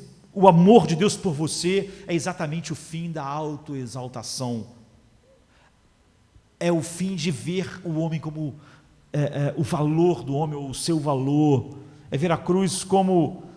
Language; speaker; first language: Portuguese; native; Portuguese